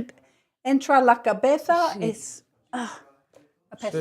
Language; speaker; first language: Spanish; non-native, learner; English